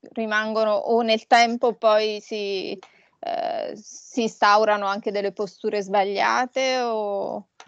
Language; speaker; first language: Italian; native; Italian